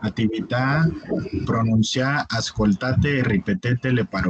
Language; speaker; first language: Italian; non-native, learner; Spanish